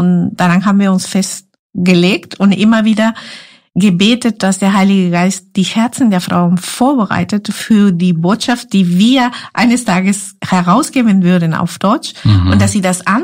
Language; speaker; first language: German; non-native, fluent; Spanish